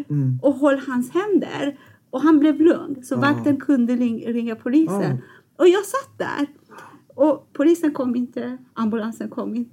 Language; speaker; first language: Swedish; non-native, fluent; Persian